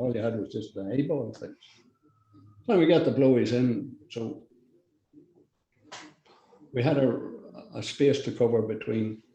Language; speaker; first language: English; native; English